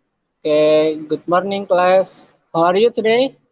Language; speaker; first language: English; non-native, learner; Indonesian